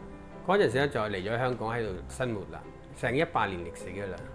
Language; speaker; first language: Cantonese; early bilingual, other home language; Punjabi